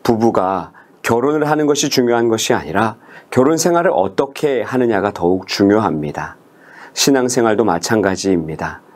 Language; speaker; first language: Korean; native; Korean